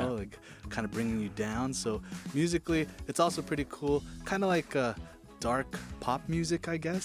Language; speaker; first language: English; native; English